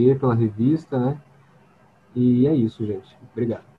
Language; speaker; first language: Portuguese; native; Portuguese